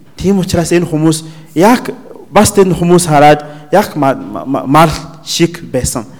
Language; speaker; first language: Mongolian; non-native, learner; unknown